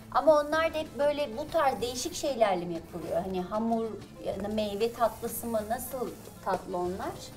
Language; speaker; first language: Turkish; native; Turkish